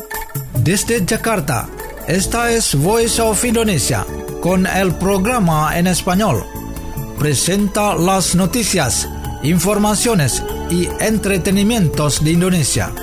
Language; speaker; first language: Spanish; non-native, fluent; Indonesian